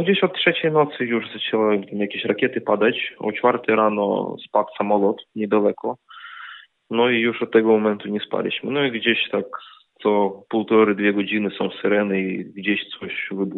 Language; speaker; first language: Polish; non-native, fluent; Ukrainian